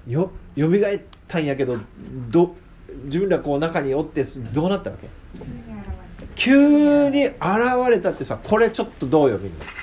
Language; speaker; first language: Japanese; native; Japanese